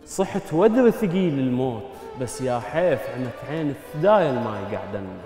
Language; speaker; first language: Arabic; native; Arabic